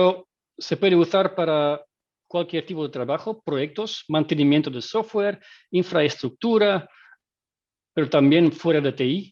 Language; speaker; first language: Spanish; non-native, fluent; Dutch